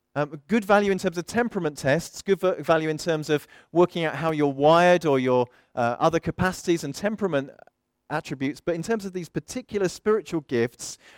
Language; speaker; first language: English; native; English